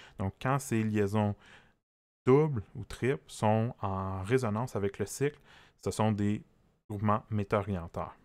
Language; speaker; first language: French; native; French